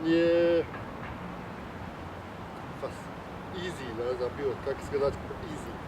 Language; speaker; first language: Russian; non-native, learner; Chinese